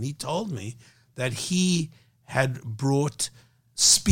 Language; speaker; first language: English; native; English